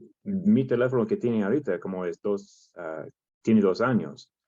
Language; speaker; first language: Spanish; non-native, learner; English